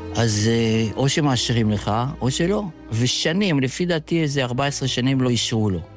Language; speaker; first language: Hebrew; early bilingual, other home language; Yiddish